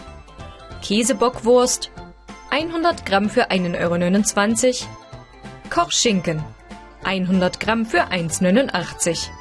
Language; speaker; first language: German; native; German